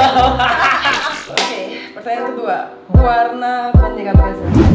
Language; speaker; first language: Indonesian; non-native, fluent; Portuguese